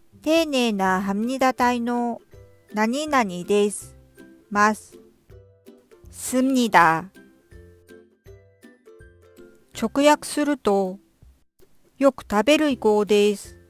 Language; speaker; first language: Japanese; non-native, fluent; Korean